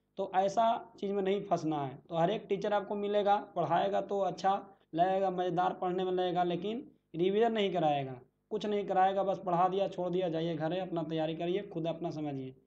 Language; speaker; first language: Hindi; native; Hindi